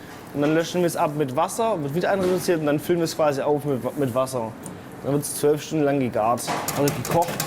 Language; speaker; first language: German; native; German